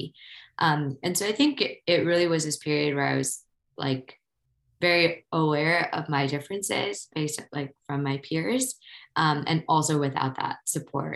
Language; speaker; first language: English; native; English